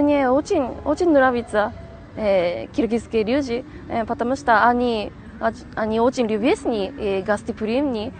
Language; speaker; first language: Russian; non-native, learner; Japanese